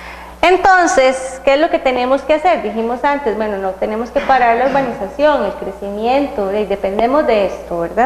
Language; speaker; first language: Spanish; native; Spanish